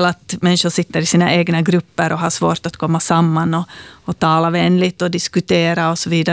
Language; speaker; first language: Swedish; native; Swedish